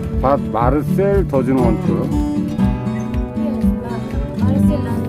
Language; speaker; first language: English; non-native, learner; Korean